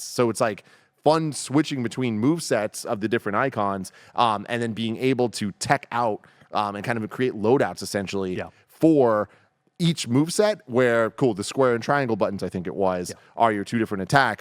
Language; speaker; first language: English; native; English